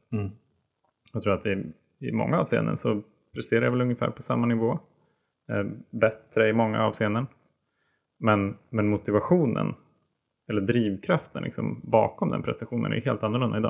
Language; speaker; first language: Swedish; native; Swedish